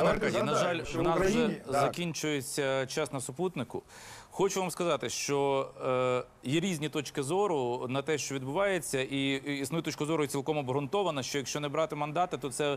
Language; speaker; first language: Ukrainian; native; Ukrainian